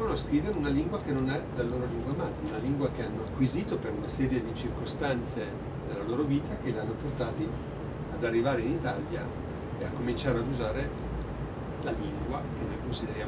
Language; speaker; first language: Italian; native; Italian